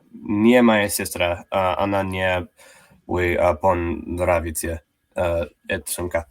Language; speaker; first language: Russian; non-native, learner; English